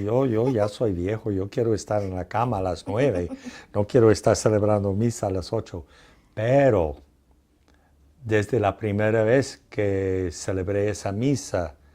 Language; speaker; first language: Spanish; non-native, fluent; English